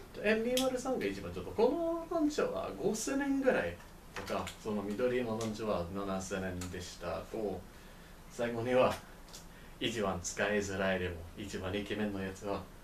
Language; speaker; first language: Japanese; non-native, learner; English